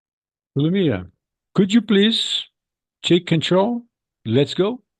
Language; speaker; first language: English; non-native, fluent; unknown